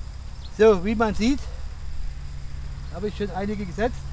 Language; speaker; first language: German; non-native, fluent; Russian